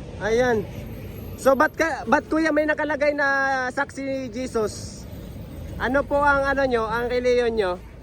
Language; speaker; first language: Filipino; non-native, local second language; Bikol